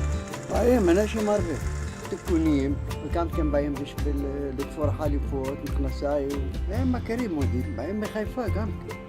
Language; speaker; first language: Hebrew; non-native, fluent; Arabic